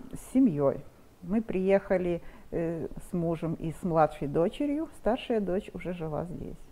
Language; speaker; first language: Russian; non-native, local second language; Romanian